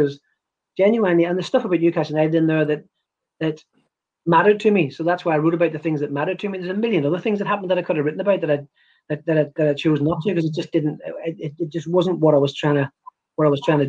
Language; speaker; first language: English; native; English